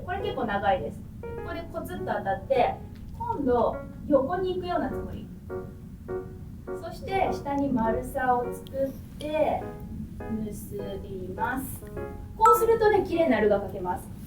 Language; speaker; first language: Japanese; native; Japanese